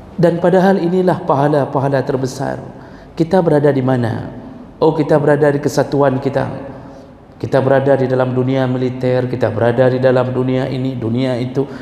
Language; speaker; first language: Malay; non-native, local second language; Achinese